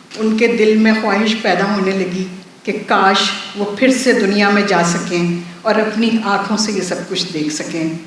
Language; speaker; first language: Urdu; native; Urdu